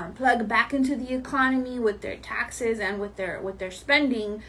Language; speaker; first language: English; early bilingual, other home language; Spanish